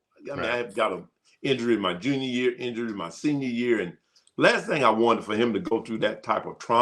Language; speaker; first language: English; native; English